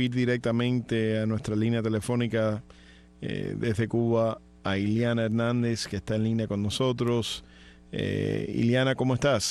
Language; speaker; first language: Spanish; early bilingual, heritage; Spanish